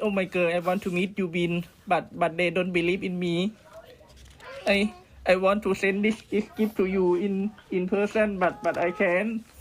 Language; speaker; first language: English; non-native, learner; Thai